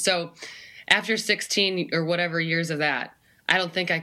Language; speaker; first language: English; native; English